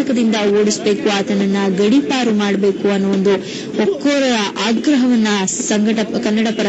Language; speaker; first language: Kannada; native; Kannada